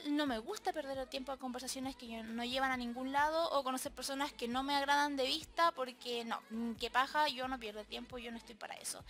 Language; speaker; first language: Spanish; native; Spanish